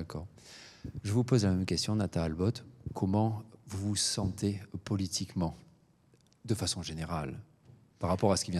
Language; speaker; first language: French; native; French